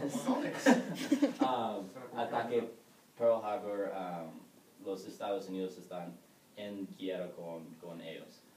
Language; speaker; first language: Spanish; non-native, learner; English